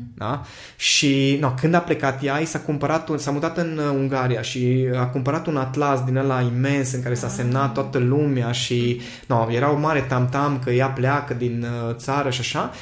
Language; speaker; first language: Romanian; non-native, local second language; Hungarian